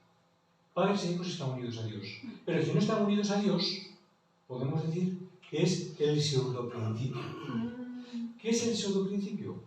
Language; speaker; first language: Spanish; native; Spanish